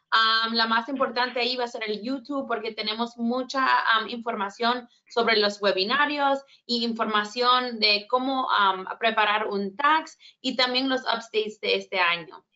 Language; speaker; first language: Spanish; early bilingual, heritage; Spanish